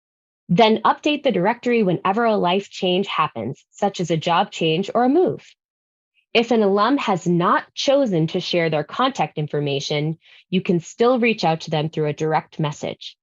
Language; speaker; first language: English; native; English